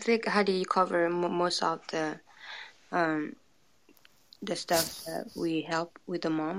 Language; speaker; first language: English; non-native, fluent; Burmese